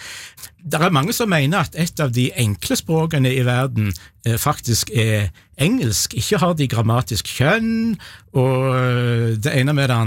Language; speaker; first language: Norwegian; native; Norwegian